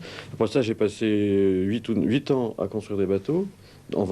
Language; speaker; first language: French; native; French